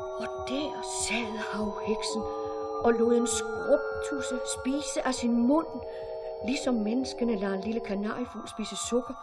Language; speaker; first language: Danish; native; Danish